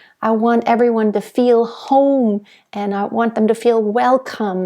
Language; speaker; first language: English; non-native, fluent; German